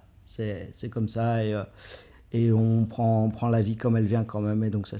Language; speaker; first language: French; native; French